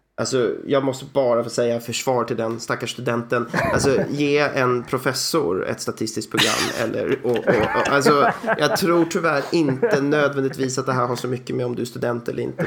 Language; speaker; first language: Swedish; native; Swedish